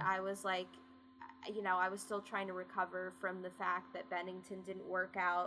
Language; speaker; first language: English; native; English